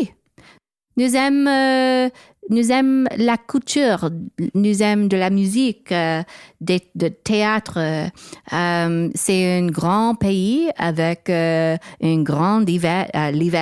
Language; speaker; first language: French; non-native, learner; English